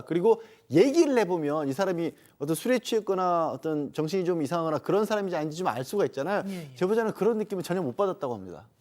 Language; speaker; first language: Korean; native; Korean